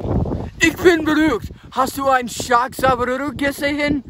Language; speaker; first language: German; non-native, learner; English